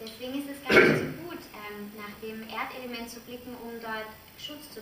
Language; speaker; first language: German; native; German